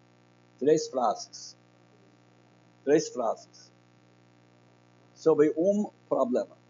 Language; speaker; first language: Portuguese; non-native, learner; English